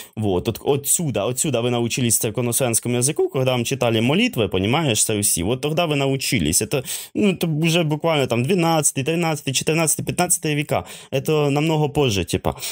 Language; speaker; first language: Russian; non-native, local second language; Ukrainian